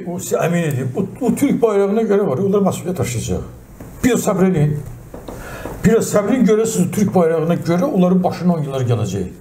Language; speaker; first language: Azerbaijani; non-native, local second language; Talysh